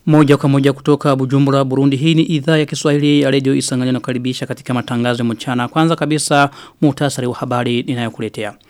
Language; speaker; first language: Swahili; non-native, local second language; Rundi